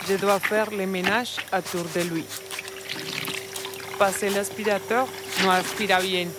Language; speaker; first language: French; non-native, learner; Spanish